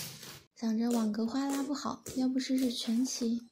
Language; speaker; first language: Chinese; native; Chinese